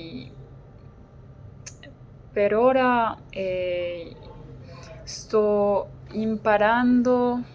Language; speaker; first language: Italian; non-native, learner; French